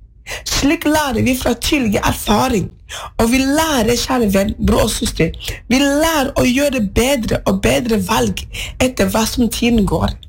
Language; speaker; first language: Norwegian; non-native, fluent; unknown